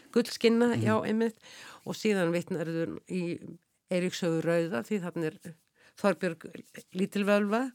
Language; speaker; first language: Icelandic; native; Icelandic